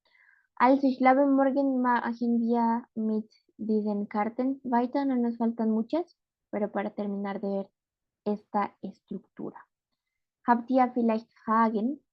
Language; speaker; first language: German; non-native, fluent; Spanish